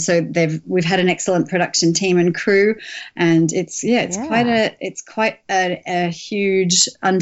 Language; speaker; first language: English; native; English